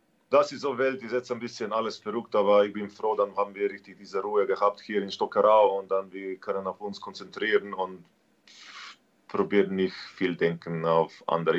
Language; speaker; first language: German; non-native, learner; Slovenian